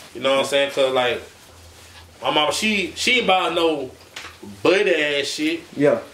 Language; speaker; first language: English; native; English